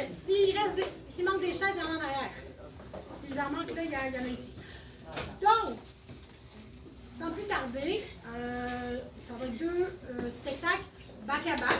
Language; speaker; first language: French; native; French